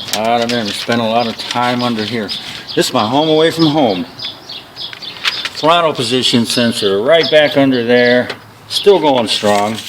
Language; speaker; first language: English; native; English